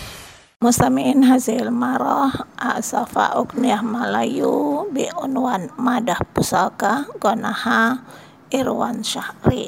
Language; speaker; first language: Arabic; non-native, learner; Indonesian